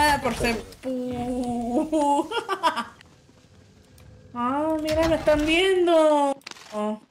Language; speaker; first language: Spanish; early bilingual, other home language; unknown